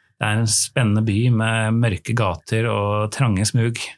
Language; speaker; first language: Norwegian; native; Norwegian